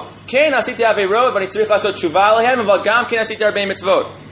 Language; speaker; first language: Hebrew; non-native, fluent; English